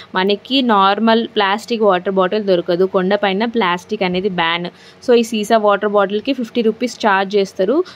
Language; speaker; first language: Telugu; non-native, local second language; Lambadi